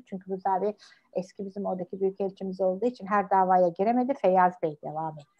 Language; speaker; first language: Turkish; native; Turkish